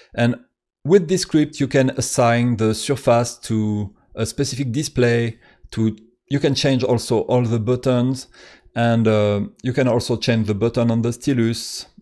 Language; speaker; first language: English; non-native, fluent; French